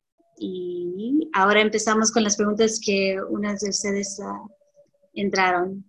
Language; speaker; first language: Spanish; early bilingual, heritage; Spanish